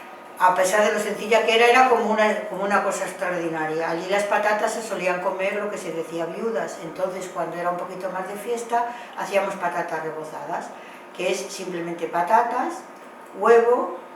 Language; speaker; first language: Spanish; native; Spanish